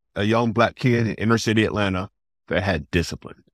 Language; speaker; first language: English; native; English